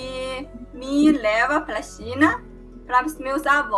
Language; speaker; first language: Portuguese; non-native, fluent; Chinese